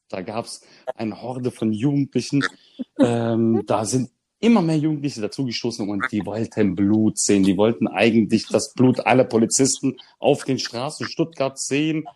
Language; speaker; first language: German; early bilingual, other home language; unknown